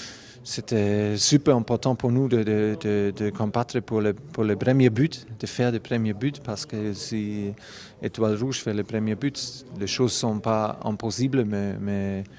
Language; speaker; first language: French; non-native, fluent; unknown